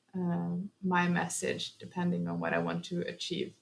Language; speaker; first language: English; early bilingual, heritage; Norwegian